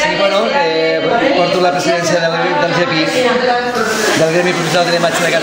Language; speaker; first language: Catalan; non-native, local second language; Spanish